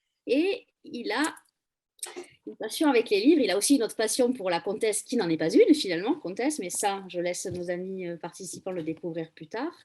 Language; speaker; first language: French; native; French